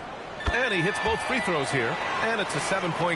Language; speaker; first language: English; native; English